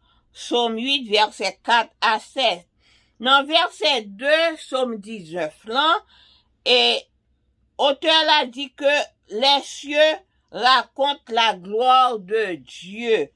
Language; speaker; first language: French; non-native, local second language; Haitian Creole